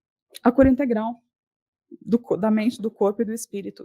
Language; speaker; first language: Portuguese; native; Portuguese